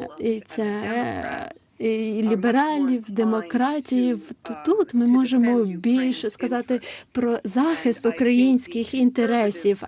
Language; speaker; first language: Ukrainian; non-native, fluent; English